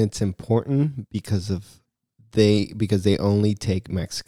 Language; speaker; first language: English; early bilingual, other home language; Spanish